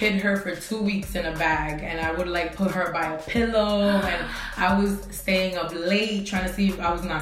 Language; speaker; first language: English; native; English